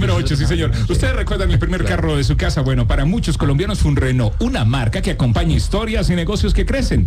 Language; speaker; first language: Spanish; native; Spanish